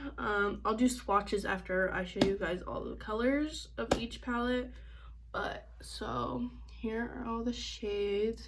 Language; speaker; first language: English; native; English